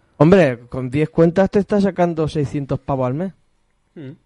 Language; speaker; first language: Spanish; native; Spanish